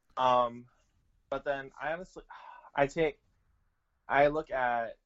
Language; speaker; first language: English; native; English